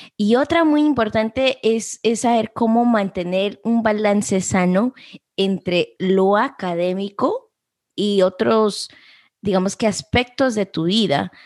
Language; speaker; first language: Spanish; early bilingual, heritage; Spanish